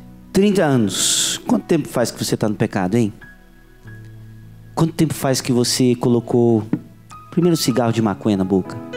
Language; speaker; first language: Portuguese; native; Portuguese